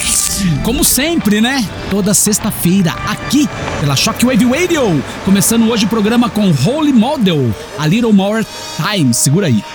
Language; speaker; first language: Portuguese; native; Portuguese